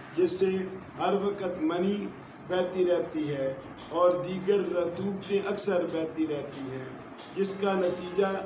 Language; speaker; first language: Urdu; non-native, local second language; Punjabi